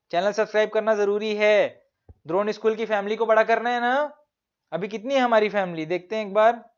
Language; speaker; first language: Hindi; native; Hindi